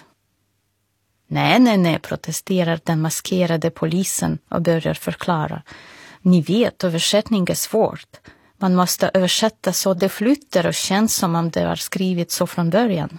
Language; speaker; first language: Swedish; non-native, fluent; Russian